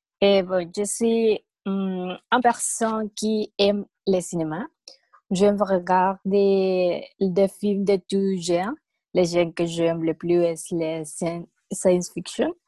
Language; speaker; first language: French; non-native, learner; Spanish